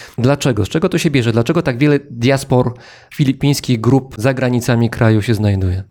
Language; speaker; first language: Polish; native; Polish